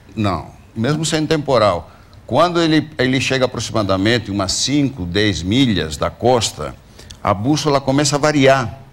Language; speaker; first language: Portuguese; early bilingual, other home language; Greek